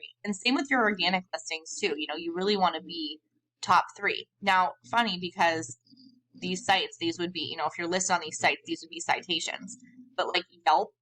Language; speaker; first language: English; native; English